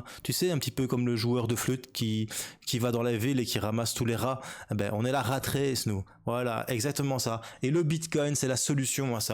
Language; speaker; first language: French; native; French